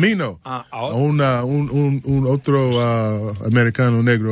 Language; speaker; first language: Spanish; non-native, learner; English